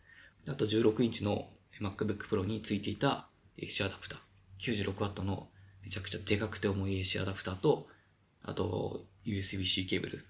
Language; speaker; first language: Japanese; native; Japanese